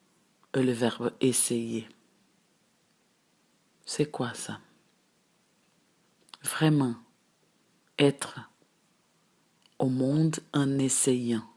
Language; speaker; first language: French; non-native, fluent; Portuguese